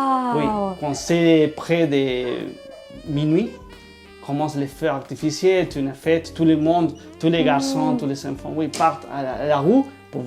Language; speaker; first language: French; non-native, learner; Spanish